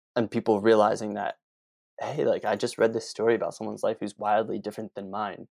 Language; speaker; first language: English; native; English